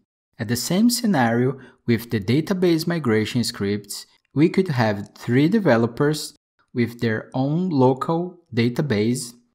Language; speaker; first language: English; non-native, fluent; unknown